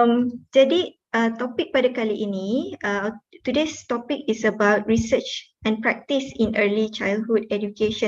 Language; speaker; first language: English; non-native, local second language; Malay